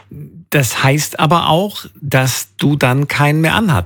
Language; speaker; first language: German; native; German